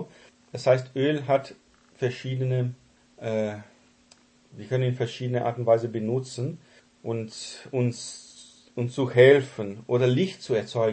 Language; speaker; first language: German; non-native, fluent; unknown